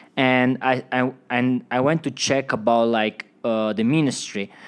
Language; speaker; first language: English; non-native, fluent; Italian